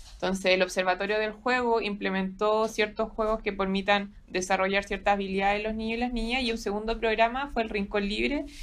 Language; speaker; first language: Spanish; native; Spanish